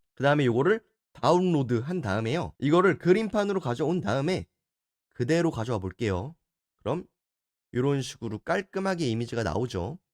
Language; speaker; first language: Korean; native; Korean